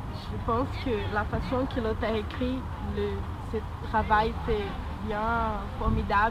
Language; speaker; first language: French; non-native, learner; Portuguese